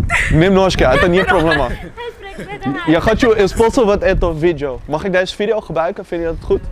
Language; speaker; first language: Russian; non-native, learner; Dutch